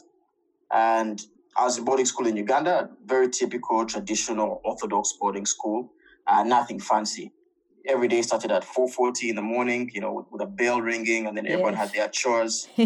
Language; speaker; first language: English; non-native, local second language; Ganda